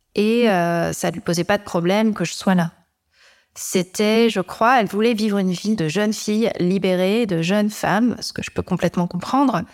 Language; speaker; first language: French; native; French